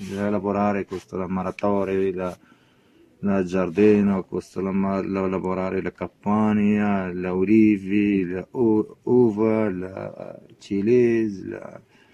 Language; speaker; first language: Italian; non-native, learner; Arabic